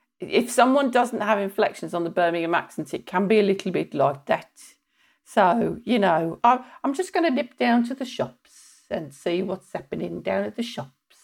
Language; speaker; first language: English; native; English